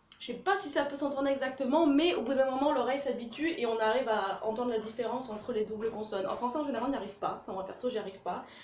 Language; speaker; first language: French; native; French